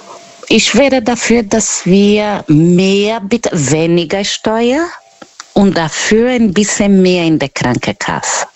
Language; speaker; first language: German; non-native, fluent; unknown